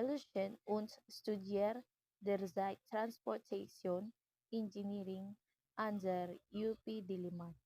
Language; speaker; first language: German; non-native, learner; Filipino